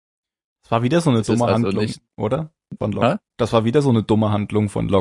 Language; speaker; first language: German; native; German